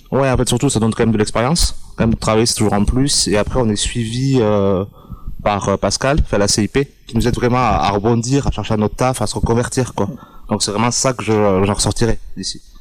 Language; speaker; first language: French; native; French